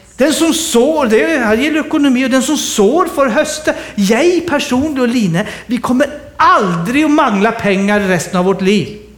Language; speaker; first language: Swedish; native; Swedish